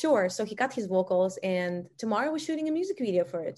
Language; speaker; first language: English; non-native, fluent; Russian